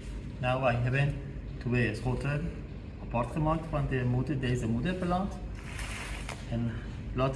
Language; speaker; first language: Dutch; non-native, learner; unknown